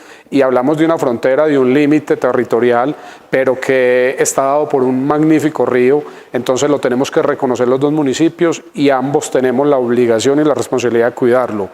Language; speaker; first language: Spanish; native; Spanish